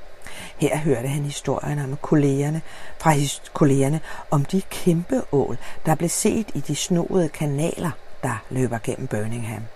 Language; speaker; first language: Danish; native; Danish